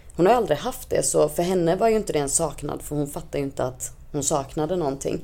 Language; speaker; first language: Swedish; native; Swedish